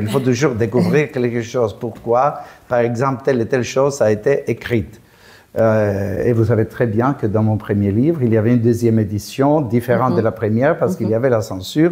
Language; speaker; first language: French; non-native, fluent; Greek